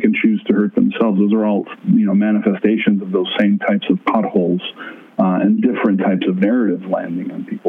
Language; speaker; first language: English; native; English